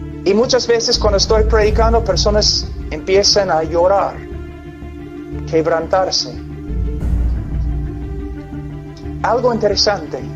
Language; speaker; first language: Spanish; non-native, fluent; English